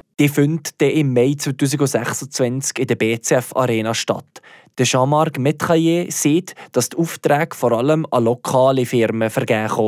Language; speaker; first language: German; native; German